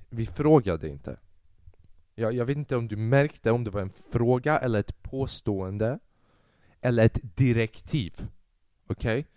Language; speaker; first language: Swedish; early bilingual, other home language; Albanian